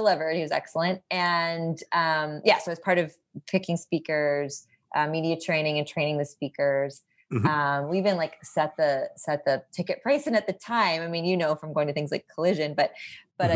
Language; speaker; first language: English; native; English